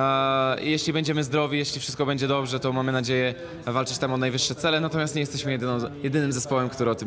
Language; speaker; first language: Polish; native; Polish